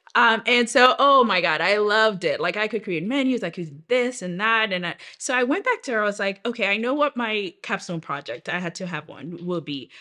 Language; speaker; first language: English; non-native, local second language; Yoruba